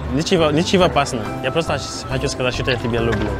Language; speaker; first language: Russian; non-native, learner; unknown